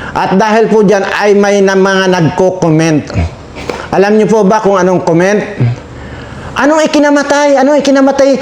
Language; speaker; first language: Filipino; non-native, local second language; Iloko